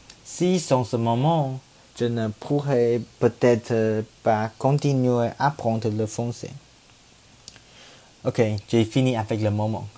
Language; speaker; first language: French; non-native, learner; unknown